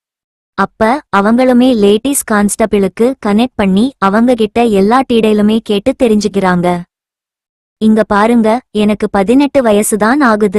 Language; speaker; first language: Tamil; native; Tamil